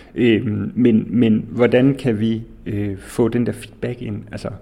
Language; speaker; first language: Danish; native; Danish